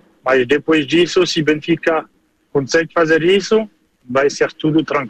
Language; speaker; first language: Portuguese; early bilingual, heritage; French